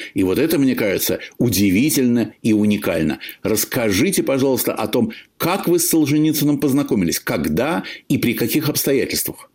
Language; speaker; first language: Russian; native; Russian